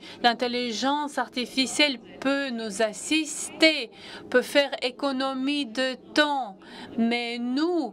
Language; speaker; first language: French; non-native, fluent; Latvian